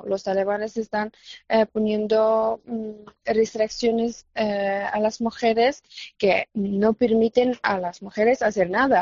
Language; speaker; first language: Spanish; non-native, fluent; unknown